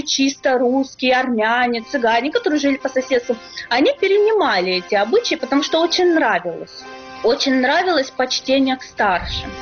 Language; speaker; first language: Russian; native; Russian